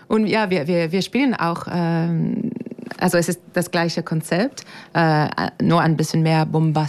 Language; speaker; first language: German; non-native, fluent; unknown